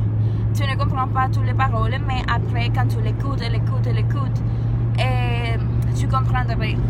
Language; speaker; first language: French; non-native, learner; Spanish